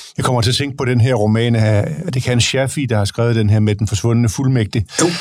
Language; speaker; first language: Danish; native; Danish